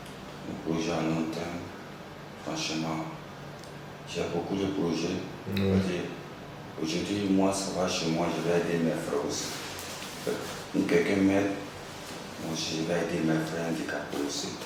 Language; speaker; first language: French; non-native, local second language; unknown